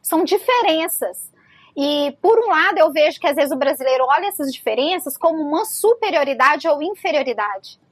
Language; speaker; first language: Portuguese; native; Portuguese